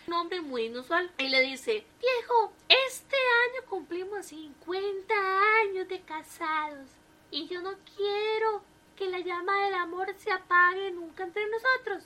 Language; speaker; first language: Spanish; native; Spanish